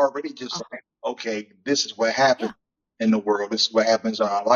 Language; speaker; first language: English; native; English